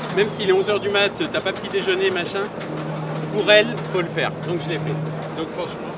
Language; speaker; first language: French; native; French